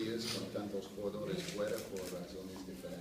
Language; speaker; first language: Spanish; non-native, fluent; English